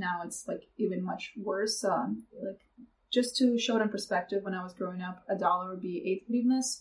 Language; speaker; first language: English; non-native, fluent; Russian